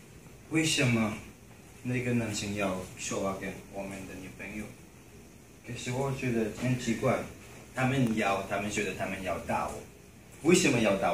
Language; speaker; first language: Chinese; non-native, learner; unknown